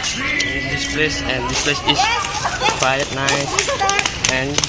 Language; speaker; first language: English; non-native, learner; Indonesian